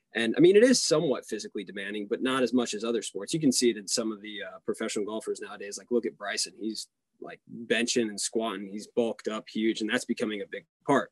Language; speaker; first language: English; early bilingual, other home language; Hungarian